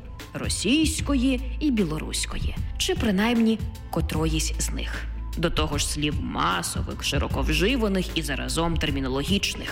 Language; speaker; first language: Ukrainian; native; Ukrainian